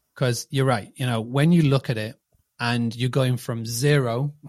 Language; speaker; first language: English; native; English